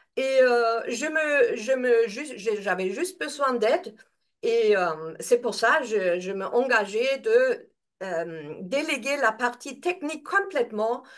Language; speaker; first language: French; non-native, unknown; German